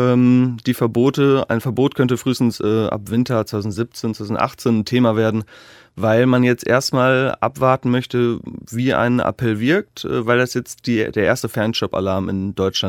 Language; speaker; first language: German; native; German